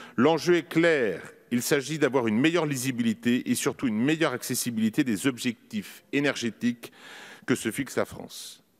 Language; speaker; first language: French; native; French